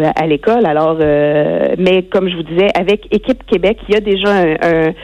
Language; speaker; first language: French; native; French